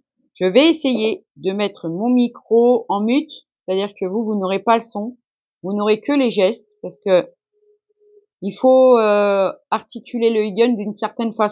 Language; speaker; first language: French; native; French